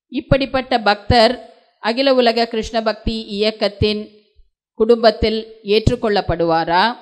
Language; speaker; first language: Tamil; native; Tamil